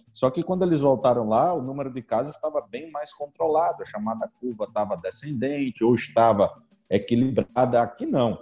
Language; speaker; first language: Portuguese; native; Portuguese